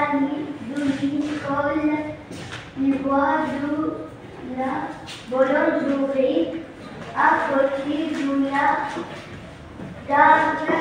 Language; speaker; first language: French; non-native, learner; Arabic